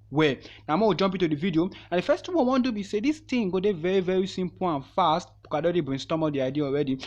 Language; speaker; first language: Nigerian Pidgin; non-native, local second language; Yoruba